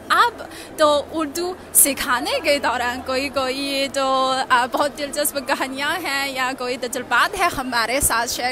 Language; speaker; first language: Hindi; non-native, learner; Chinese